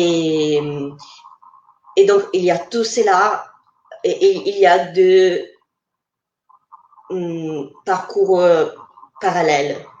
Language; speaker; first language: French; non-native, fluent; Italian